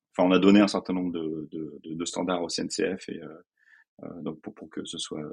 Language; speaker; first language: French; native; French